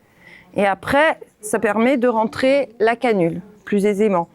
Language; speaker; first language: French; native; French